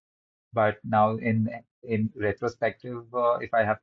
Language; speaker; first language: English; non-native, local second language; Hindi